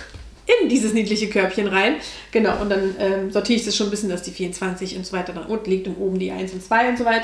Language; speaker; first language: German; native; German